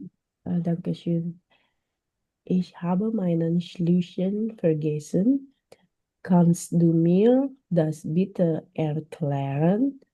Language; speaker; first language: German; non-native, learner; Indonesian